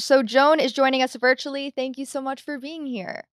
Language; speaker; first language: English; native; English